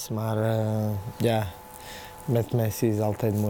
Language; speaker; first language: Dutch; non-native, learner; Serbian